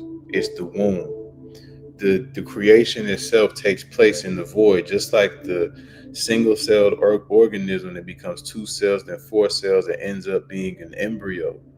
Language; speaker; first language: English; native; English